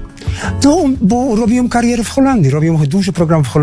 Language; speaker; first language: Polish; non-native, fluent; Dutch